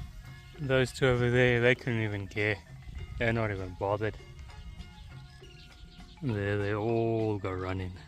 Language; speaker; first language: English; native; English